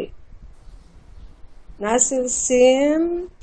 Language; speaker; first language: Turkish; non-native, learner; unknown